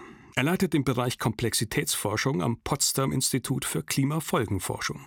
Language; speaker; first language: German; native; German